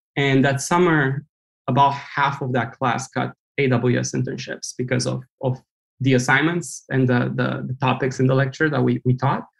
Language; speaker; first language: English; non-native, fluent; Romanian